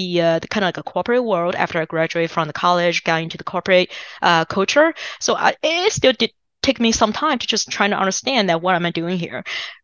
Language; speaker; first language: English; non-native, fluent; Chinese